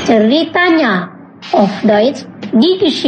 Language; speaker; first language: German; non-native, fluent; Indonesian